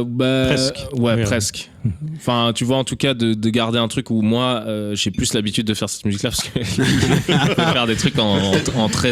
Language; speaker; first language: French; native; French